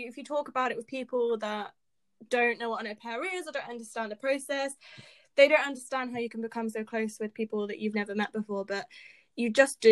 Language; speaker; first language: English; native; English